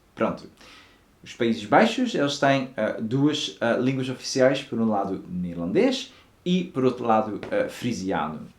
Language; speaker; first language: Portuguese; non-native, fluent; Dutch